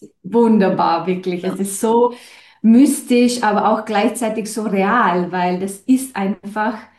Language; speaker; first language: German; non-native, fluent; Romanian